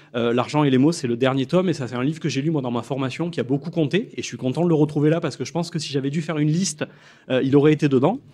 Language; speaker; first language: French; native; French